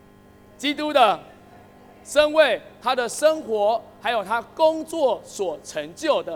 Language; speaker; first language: Chinese; native; Chinese